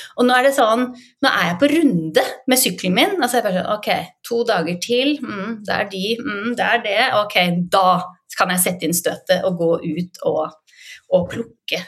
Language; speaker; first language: Norwegian; native; Norwegian